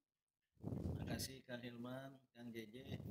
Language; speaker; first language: Indonesian; native; Indonesian